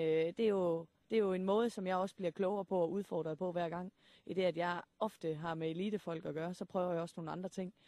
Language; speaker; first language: Danish; native; Danish